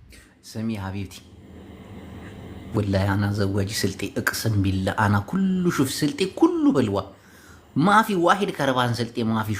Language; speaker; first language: Arabic; non-native, learner; Amharic